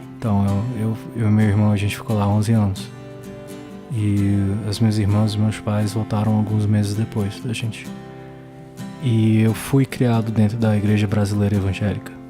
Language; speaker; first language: Portuguese; early bilingual, heritage; English